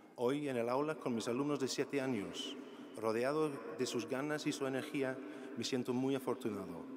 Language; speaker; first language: Spanish; non-native, fluent; English